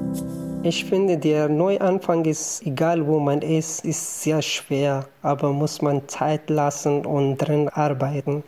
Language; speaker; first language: German; non-native, fluent; Pashto